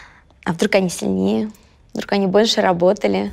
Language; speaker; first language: Russian; native; Russian